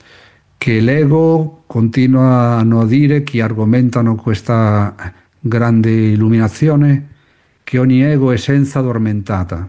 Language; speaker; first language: Italian; non-native, fluent; Spanish